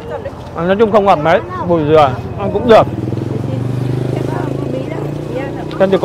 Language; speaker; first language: Vietnamese; native; Vietnamese